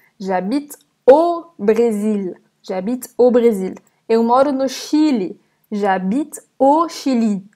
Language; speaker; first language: French; non-native, learner; Portuguese